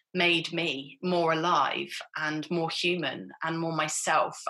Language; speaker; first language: English; native; English